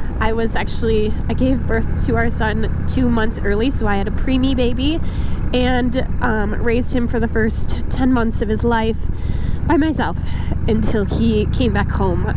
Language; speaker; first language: English; native; English